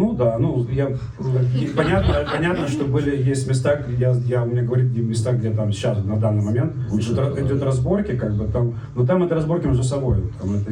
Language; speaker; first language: Russian; native; Russian